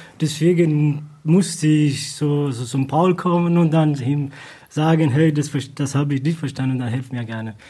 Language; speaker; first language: German; non-native, learner; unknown